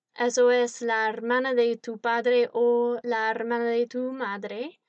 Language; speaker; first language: Spanish; non-native, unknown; English